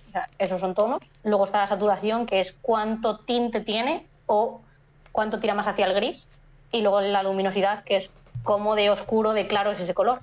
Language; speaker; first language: Spanish; native; Spanish